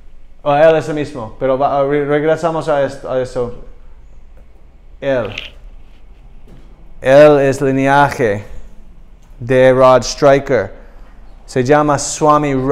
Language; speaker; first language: Spanish; non-native, learner; English